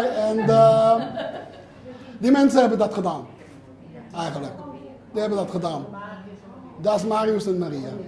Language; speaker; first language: Dutch; non-native, learner; Hebrew